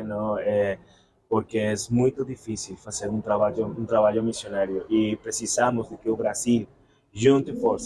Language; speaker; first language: Portuguese; non-native, learner; Spanish